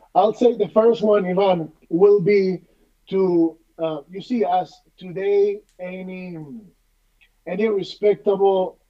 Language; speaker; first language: English; non-native, fluent; Spanish